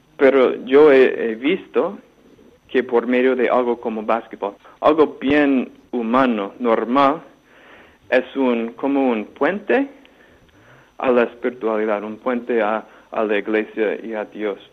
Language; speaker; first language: Spanish; non-native, fluent; English